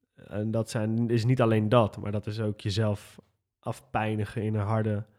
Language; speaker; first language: Dutch; native; Dutch